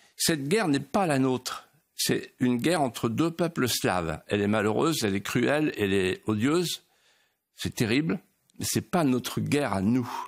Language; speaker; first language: French; native; French